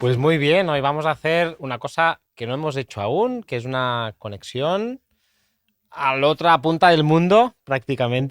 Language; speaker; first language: Spanish; native; Spanish